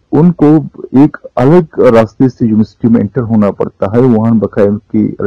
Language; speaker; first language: Urdu; non-native, local second language; Baluchi